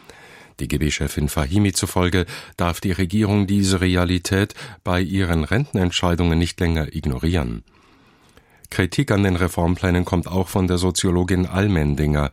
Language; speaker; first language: German; native; German